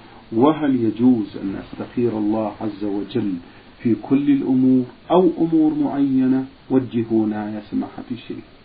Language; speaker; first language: Arabic; native; Arabic